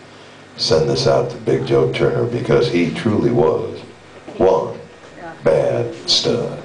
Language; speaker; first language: English; native; English